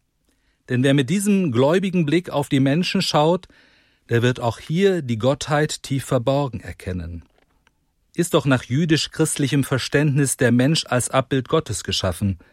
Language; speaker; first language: German; native; German